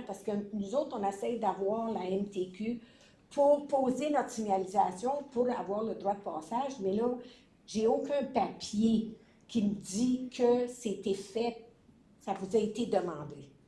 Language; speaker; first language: French; native; French